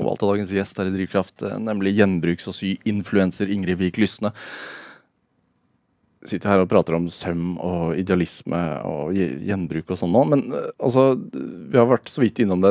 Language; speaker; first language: Norwegian; native; Norwegian